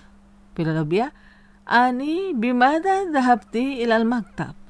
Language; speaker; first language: Arabic; non-native, fluent; Indonesian